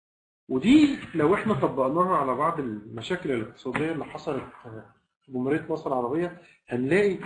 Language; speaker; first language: Arabic; native; Arabic